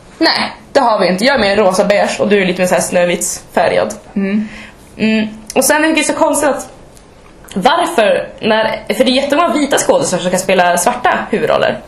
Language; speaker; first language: Swedish; native; Swedish